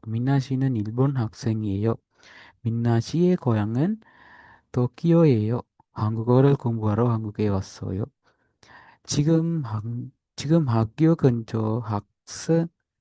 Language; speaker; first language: Korean; non-native, fluent; Sinhala